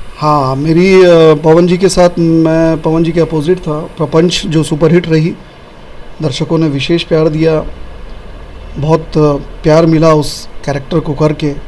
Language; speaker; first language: Hindi; non-native, local second language; Bhojpuri